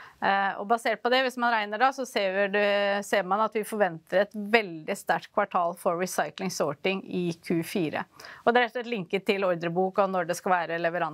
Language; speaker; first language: Norwegian; native; Norwegian